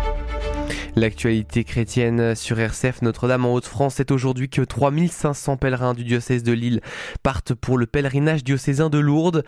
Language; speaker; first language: French; native; French